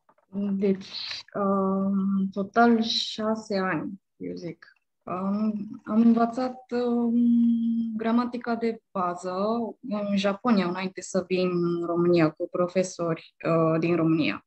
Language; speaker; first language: Romanian; non-native, fluent; Japanese